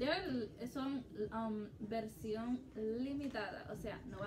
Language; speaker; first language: Spanish; early bilingual, heritage; Spanish